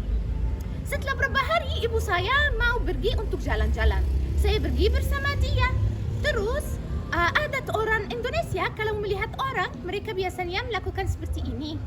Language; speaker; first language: Indonesian; non-native, learner; Arabic